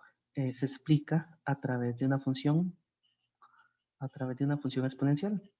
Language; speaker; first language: Spanish; native; Spanish